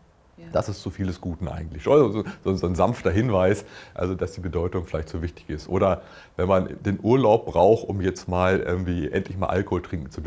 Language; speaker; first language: German; native; German